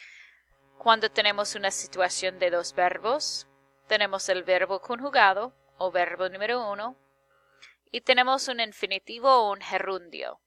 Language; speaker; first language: Spanish; non-native, fluent; English